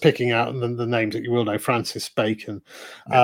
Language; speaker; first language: English; native; English